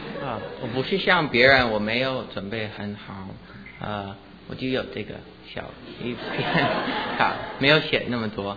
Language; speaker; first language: Chinese; early bilingual, heritage; English